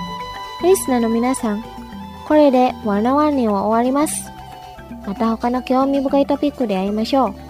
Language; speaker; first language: Japanese; non-native, fluent; Indonesian